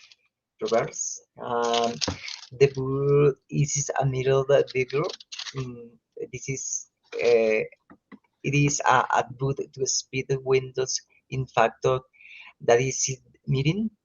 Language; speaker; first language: English; non-native, learner; Spanish